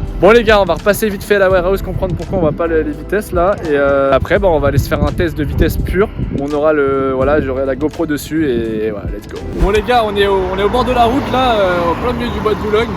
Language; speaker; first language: French; native; French